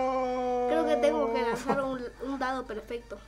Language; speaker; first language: Spanish; native; Spanish